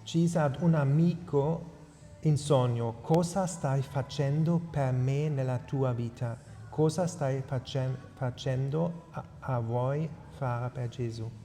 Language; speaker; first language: Italian; non-native, fluent; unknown